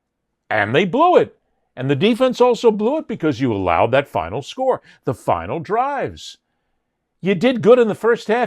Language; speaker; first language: English; native; English